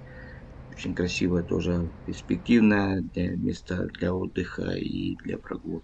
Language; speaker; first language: Russian; native; Russian